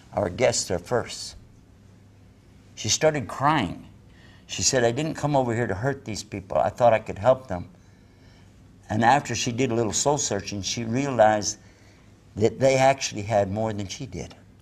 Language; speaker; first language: English; native; English